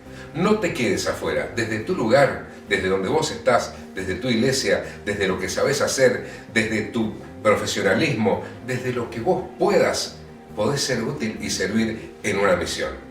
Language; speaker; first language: Spanish; native; Spanish